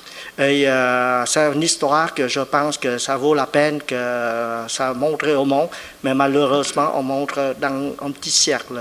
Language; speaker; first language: French; non-native, fluent; Vietnamese